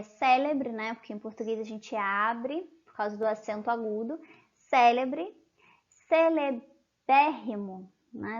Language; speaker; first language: Portuguese; native; Portuguese